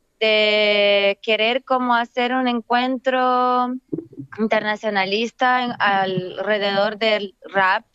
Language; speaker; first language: Spanish; non-native, fluent; Portuguese